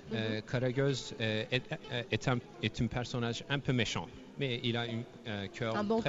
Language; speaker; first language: French; non-native, fluent; Turkish